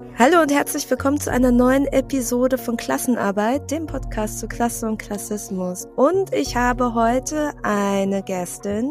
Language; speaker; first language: German; early bilingual, other home language; Vietnamese